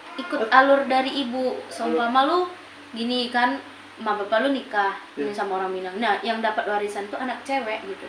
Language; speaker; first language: Indonesian; native; Indonesian